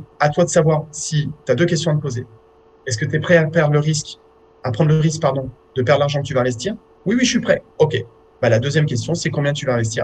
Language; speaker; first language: French; native; French